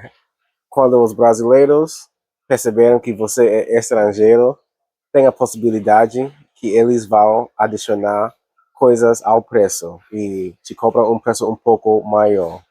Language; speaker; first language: Portuguese; non-native, learner; English